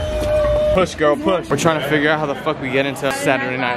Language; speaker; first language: English; native; English